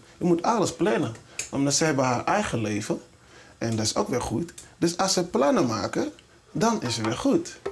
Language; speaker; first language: Dutch; non-native, learner; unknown